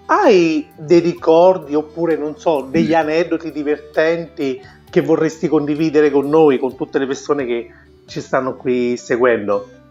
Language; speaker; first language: Italian; native; Italian